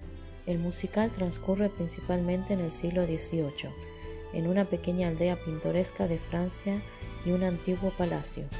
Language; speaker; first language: Spanish; native; Spanish